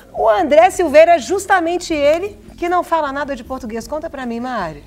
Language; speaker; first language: Portuguese; native; Portuguese